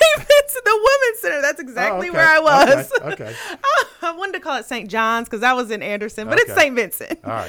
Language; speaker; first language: English; native; English